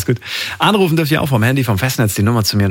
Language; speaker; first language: German; native; German